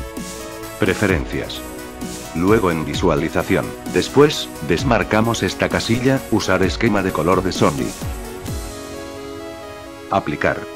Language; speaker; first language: Spanish; native; Spanish